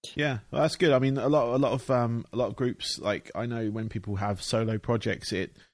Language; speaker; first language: English; native; English